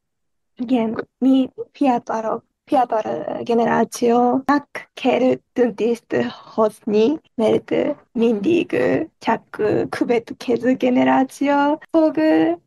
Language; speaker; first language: Hungarian; non-native, learner; Japanese